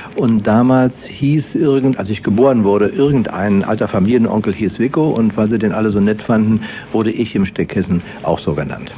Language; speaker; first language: German; native; German